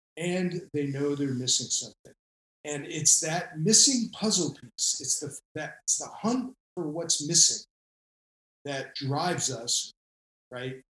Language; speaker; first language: English; native; English